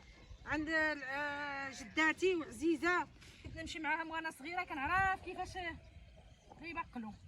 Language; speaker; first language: Arabic; native; Arabic